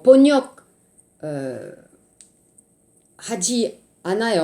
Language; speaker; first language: Korean; non-native, learner; French